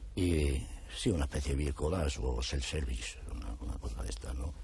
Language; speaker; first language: Spanish; native; Spanish